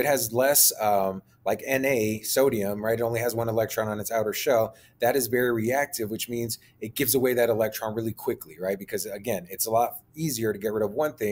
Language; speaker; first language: English; native; English